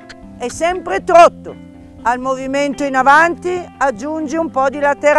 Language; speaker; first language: Italian; native; Italian